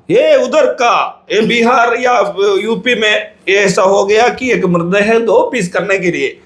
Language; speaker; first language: Hindi; non-native, local second language; Malayalam